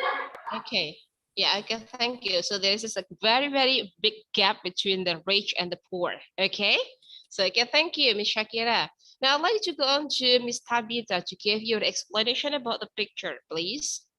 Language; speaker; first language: English; non-native, fluent; Indonesian